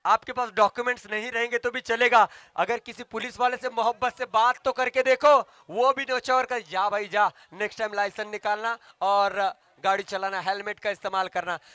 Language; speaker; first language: Hindi; non-native, local second language; Marathi